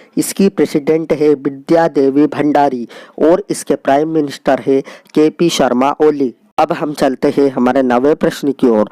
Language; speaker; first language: Hindi; native; Hindi